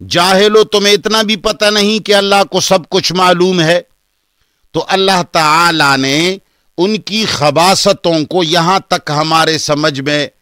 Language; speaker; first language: Urdu; non-native, local second language; Pashto